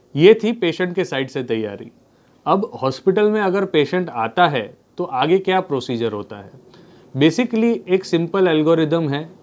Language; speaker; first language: Hindi; non-native, local second language; Gujarati